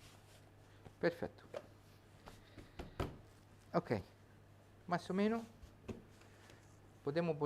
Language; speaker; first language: Spanish; non-native, learner; Italian